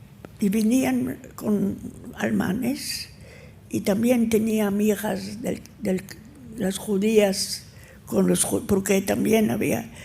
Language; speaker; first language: Spanish; early bilingual, heritage; Ladino